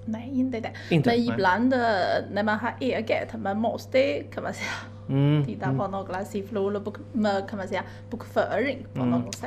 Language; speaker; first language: Swedish; non-native, learner; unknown